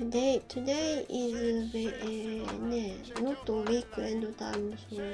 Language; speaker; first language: English; non-native, learner; Japanese